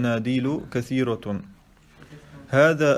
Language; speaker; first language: Arabic; non-native, fluent; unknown